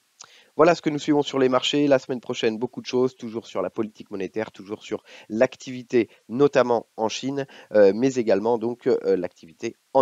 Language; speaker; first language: French; native; French